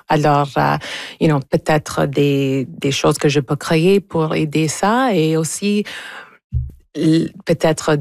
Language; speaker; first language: French; non-native, fluent; English